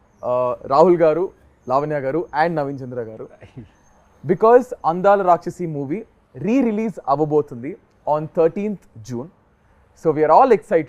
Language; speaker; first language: Telugu; native; Telugu